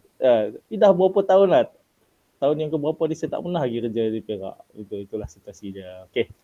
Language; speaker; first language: Malay; native; Malay